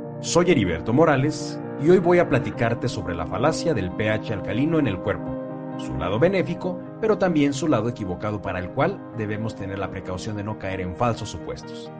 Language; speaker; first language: Spanish; native; Spanish